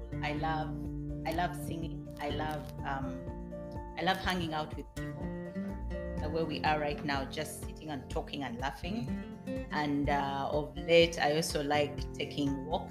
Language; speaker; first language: English; non-native, local second language; Ganda